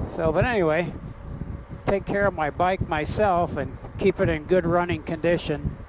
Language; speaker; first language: English; native; English